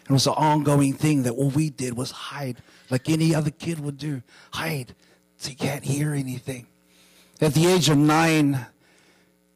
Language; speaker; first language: English; native; English